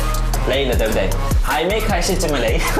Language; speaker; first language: Chinese; non-native, fluent; Turkish